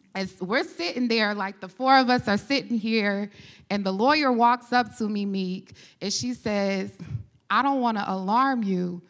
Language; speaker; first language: English; native; English